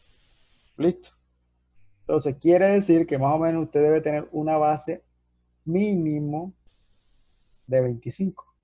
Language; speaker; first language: Spanish; native; Spanish